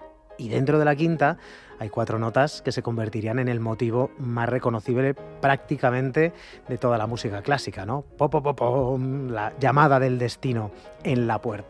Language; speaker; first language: Spanish; native; Spanish